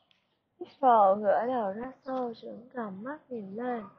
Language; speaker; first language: Vietnamese; native; Vietnamese